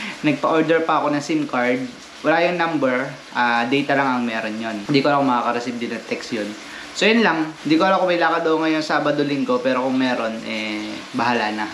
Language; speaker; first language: Filipino; native; Filipino